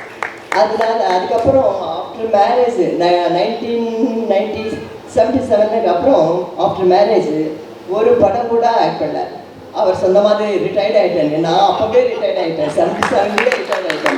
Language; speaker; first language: Tamil; non-native, local second language; Telugu